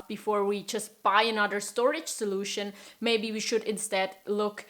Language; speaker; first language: English; non-native, fluent; German